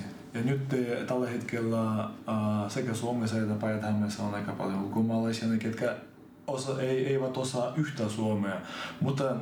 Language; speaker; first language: Finnish; non-native, fluent; Ukrainian